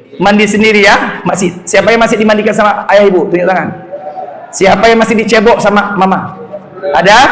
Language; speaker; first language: Indonesian; non-native, local second language; Achinese